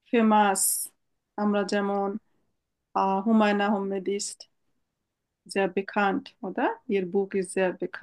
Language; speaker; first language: German; non-native, fluent; Bangla